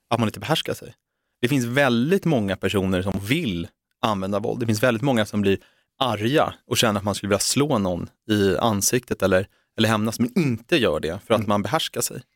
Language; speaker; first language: Swedish; native; Swedish